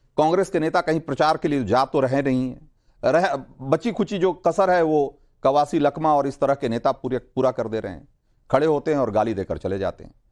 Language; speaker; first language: Hindi; native; Hindi